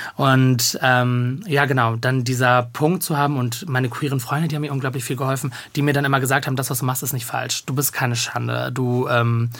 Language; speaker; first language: German; native; German